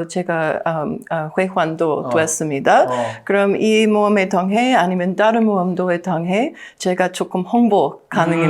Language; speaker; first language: Korean; non-native, learner; English